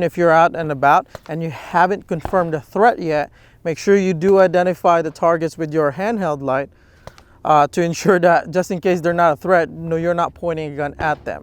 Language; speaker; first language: English; native; English